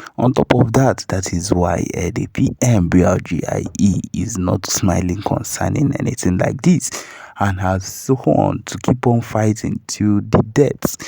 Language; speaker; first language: Nigerian Pidgin; non-native, local second language; Igbo